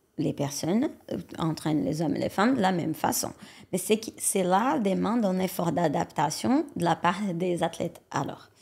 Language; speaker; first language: French; non-native, fluent; Portuguese